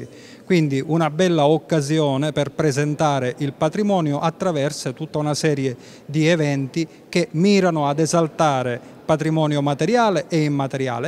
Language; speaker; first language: Italian; native; Italian